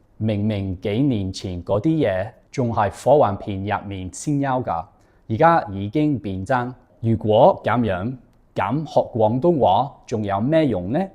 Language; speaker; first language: Cantonese; non-native, fluent; English